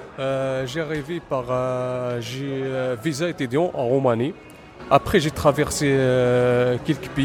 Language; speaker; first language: French; non-native, learner; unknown